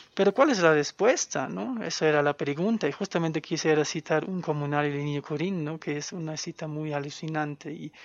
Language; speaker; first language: Spanish; non-native, fluent; German